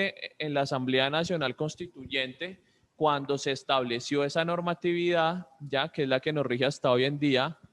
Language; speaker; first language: Spanish; native; Spanish